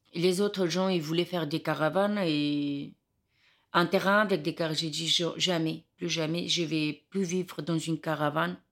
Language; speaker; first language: French; non-native, learner; Romanian